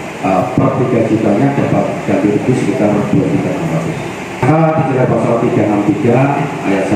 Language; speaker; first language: Indonesian; native; Indonesian